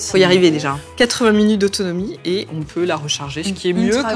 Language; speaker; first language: French; native; French